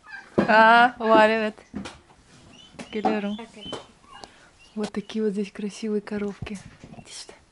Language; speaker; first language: Russian; native; Russian